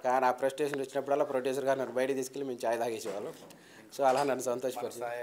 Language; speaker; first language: Telugu; native; Telugu